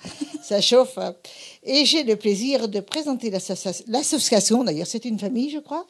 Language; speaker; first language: French; native; French